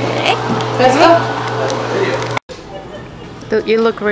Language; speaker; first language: English; non-native, fluent; Spanish